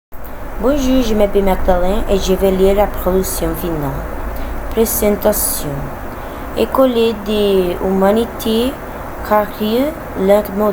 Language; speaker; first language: French; non-native, learner; Spanish